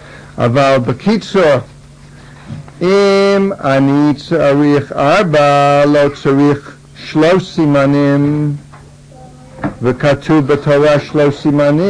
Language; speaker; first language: Hebrew; non-native, fluent; English